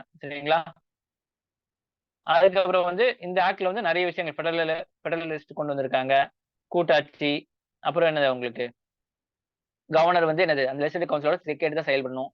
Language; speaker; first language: Tamil; native; Tamil